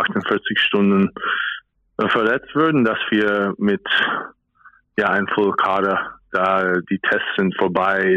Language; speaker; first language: German; non-native, fluent; English